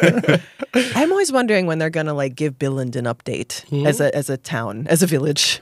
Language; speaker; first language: English; native; English